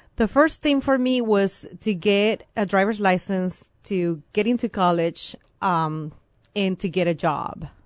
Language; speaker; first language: English; non-native, fluent; Spanish